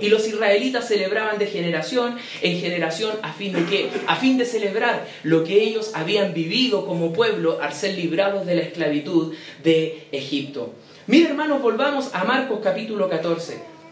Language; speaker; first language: Spanish; native; Spanish